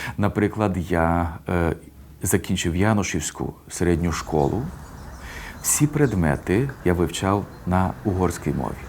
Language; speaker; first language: Ukrainian; non-native, local second language; Hungarian